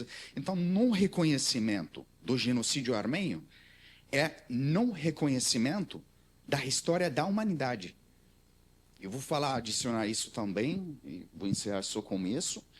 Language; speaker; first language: Portuguese; non-native, learner; Armenian